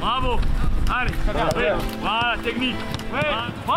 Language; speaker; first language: French; native; French